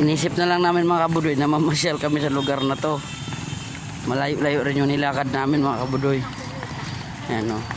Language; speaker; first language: Filipino; native; Filipino